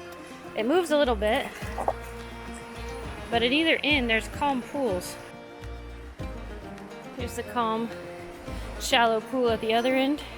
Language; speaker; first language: English; native; English